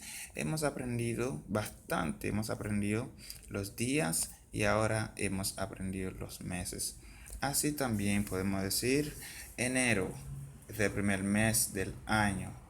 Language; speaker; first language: Spanish; non-native, fluent; Haitian Creole